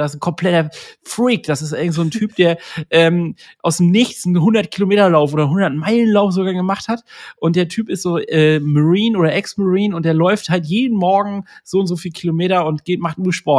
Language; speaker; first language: German; native; German